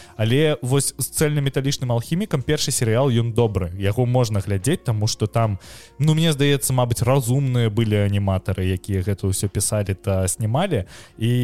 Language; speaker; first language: Belarusian; non-native, local second language; Russian